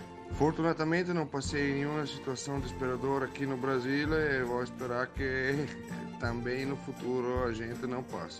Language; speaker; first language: Portuguese; non-native, fluent; Italian